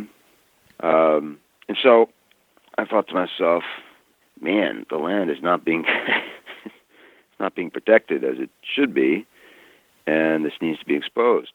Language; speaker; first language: English; native; English